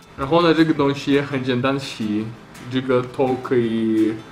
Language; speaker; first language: Chinese; non-native, learner; Russian